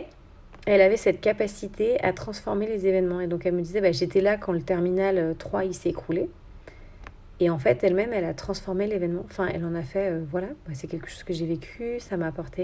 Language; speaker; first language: French; native; French